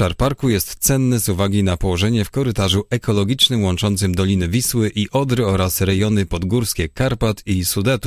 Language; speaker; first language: Polish; native; Polish